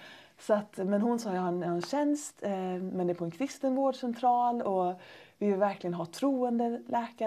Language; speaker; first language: Swedish; native; Swedish